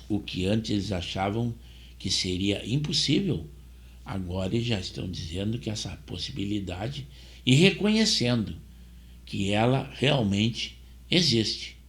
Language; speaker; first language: Portuguese; native; Portuguese